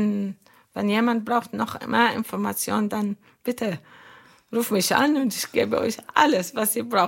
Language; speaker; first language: German; non-native, learner; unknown